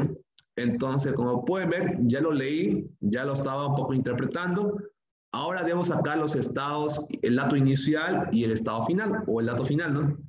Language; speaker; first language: Spanish; native; Spanish